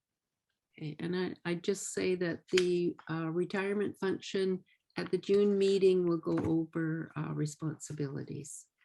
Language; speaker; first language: English; native; English